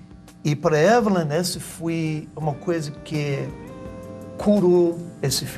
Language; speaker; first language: Portuguese; non-native, learner; English